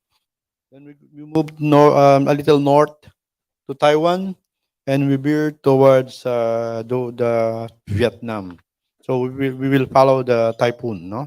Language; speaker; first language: English; non-native, local second language; Filipino